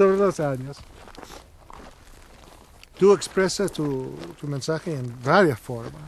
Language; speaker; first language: Spanish; non-native, learner; English